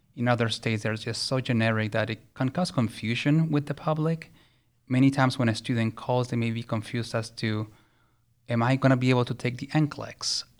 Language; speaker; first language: English; early bilingual, other home language; Spanish